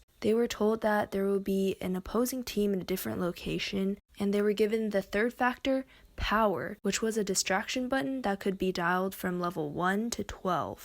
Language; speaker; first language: English; native; English